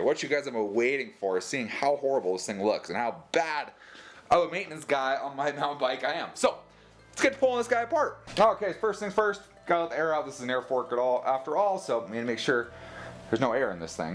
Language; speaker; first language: English; native; English